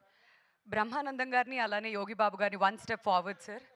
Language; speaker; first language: Telugu; native; Telugu